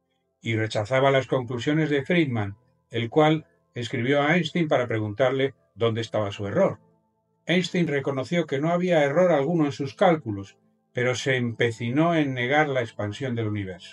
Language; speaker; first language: Spanish; native; Spanish